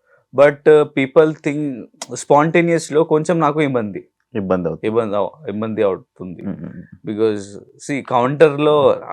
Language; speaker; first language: Telugu; non-native, learner; Hindi